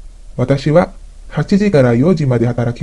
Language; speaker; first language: Japanese; non-native, fluent; Filipino